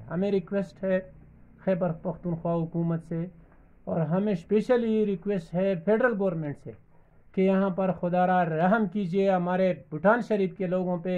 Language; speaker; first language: Urdu; non-native, local second language; Pashto